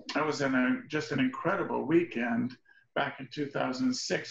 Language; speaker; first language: English; native; English